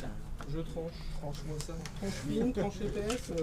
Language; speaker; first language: French; native; French